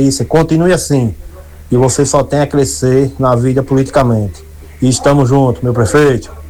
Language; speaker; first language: Portuguese; native; Portuguese